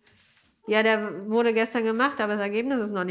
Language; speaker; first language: German; native; German